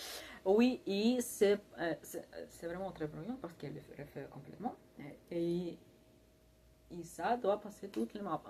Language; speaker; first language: French; non-native, learner; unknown